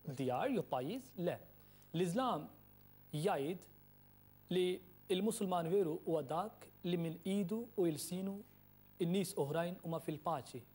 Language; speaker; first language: Maltese; non-native, fluent; Urdu